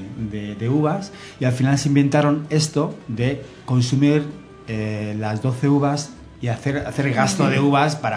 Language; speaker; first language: Spanish; native; Spanish